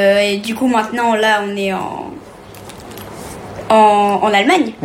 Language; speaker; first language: French; early bilingual, heritage; French